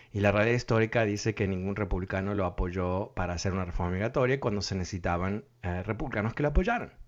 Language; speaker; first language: Spanish; native; Spanish